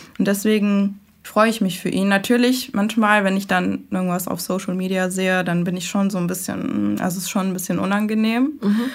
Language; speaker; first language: German; early bilingual, other home language; Persian